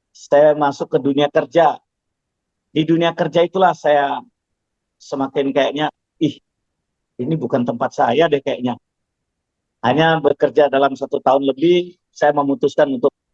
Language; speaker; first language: Indonesian; non-native, local second language; Javanese